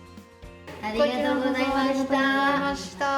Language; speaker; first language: Japanese; non-native, fluent; Vietnamese